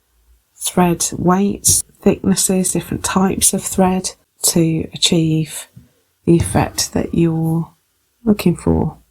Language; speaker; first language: English; native; English